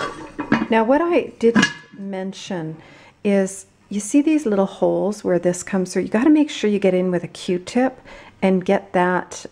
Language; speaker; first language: English; native; English